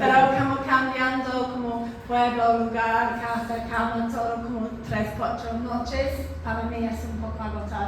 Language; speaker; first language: Spanish; non-native, learner; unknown